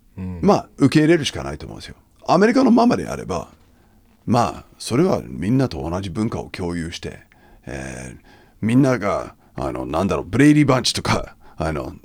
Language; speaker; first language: Japanese; non-native, fluent; English